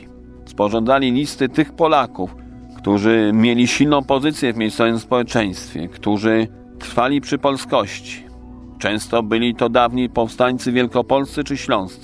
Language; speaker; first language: Polish; native; Polish